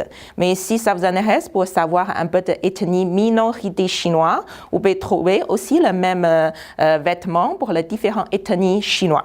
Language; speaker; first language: French; non-native, fluent; Chinese